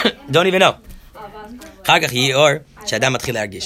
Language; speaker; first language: English; native; English